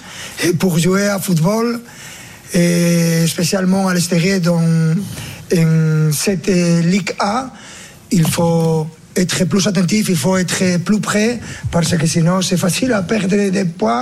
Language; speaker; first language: French; non-native, learner; Spanish